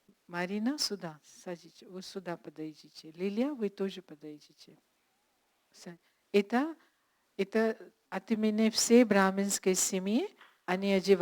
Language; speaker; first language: Russian; non-native, learner; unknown